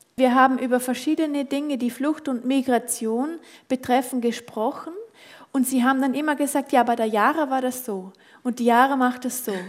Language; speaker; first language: German; native; German